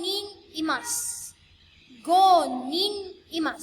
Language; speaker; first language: Japanese; non-native, fluent; Filipino